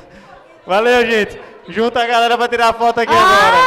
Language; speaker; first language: Portuguese; native; Portuguese